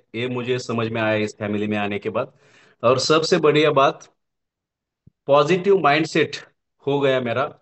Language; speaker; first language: Hindi; non-native, local second language; Marathi